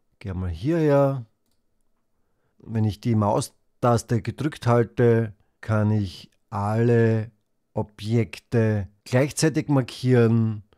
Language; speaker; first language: German; native; German